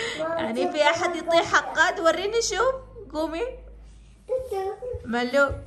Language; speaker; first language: Arabic; non-native, fluent; Urdu